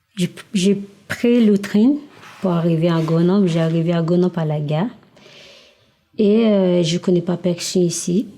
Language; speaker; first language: French; non-native, learner; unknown